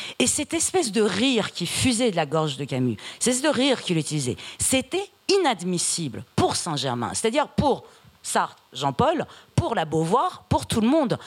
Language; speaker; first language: French; early bilingual, other home language; Persian